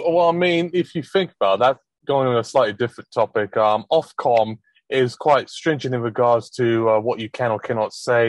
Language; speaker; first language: English; native; English